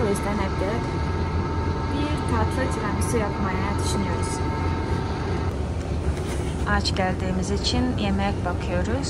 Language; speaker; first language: Turkish; non-native, fluent; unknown